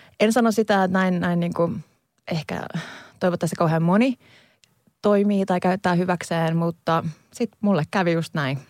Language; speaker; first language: Finnish; native; Finnish